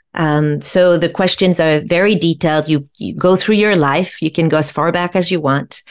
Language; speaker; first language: English; non-native, fluent; French